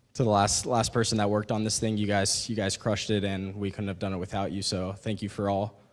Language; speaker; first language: English; native; English